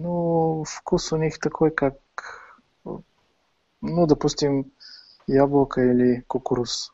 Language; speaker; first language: Russian; non-native, fluent; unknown